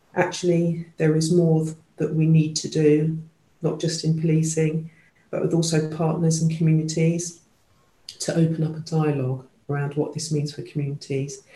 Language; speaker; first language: English; native; English